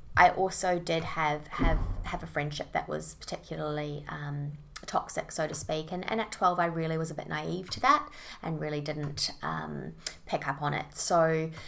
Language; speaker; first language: English; native; English